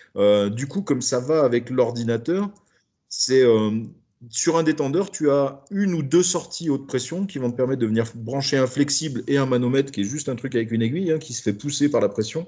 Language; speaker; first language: French; native; French